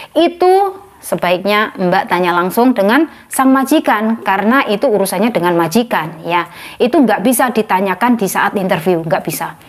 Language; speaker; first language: Indonesian; native; Indonesian